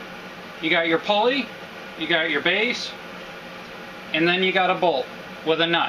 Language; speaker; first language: English; native; English